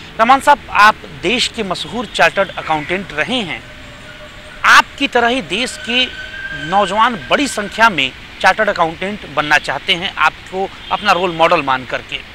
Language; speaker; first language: Hindi; native; Hindi